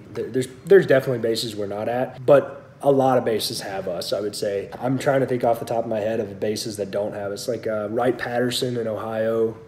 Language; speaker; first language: English; native; English